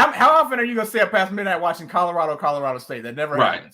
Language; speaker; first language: English; native; English